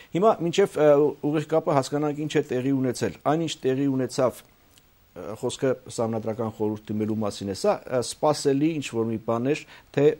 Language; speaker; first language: Armenian; native; Armenian